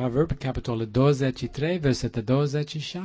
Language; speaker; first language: Romanian; non-native, learner; English